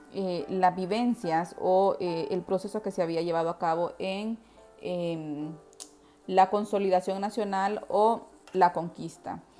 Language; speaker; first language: Spanish; native; Spanish